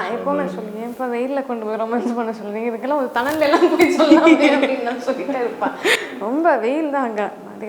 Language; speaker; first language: Tamil; native; Tamil